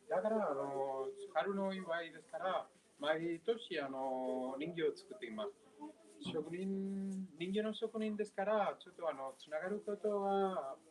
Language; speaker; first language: Japanese; non-native, learner; Spanish